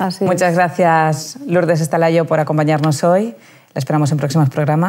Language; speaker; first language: Spanish; native; Spanish